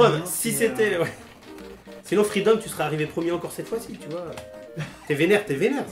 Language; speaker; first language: French; native; French